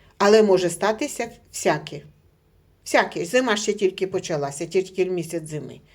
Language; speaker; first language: Ukrainian; native; Ukrainian